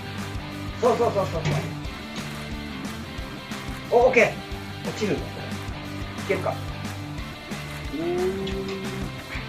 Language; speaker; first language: Japanese; native; Japanese